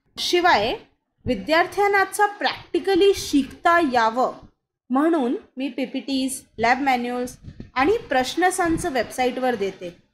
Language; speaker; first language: Marathi; non-native, local second language; Hindi